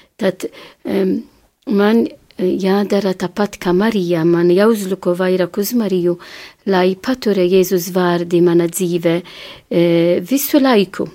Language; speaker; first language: Latvian; non-native, fluent; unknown